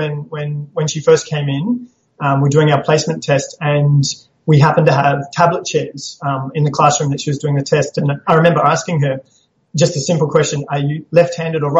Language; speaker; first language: English; native; English